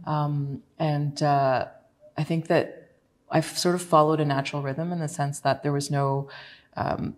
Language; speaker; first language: English; native; English